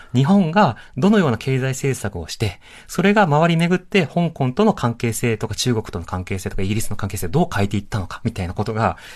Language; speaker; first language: Japanese; native; Japanese